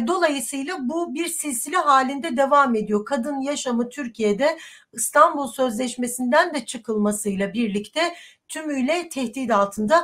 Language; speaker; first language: Turkish; native; Turkish